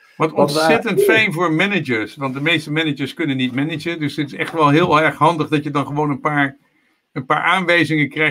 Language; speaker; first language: Dutch; native; Dutch